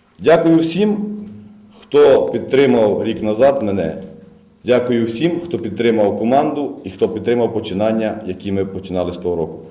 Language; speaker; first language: Ukrainian; native; Ukrainian